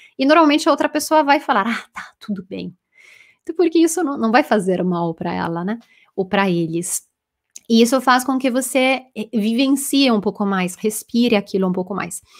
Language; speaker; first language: Portuguese; non-native, fluent; Italian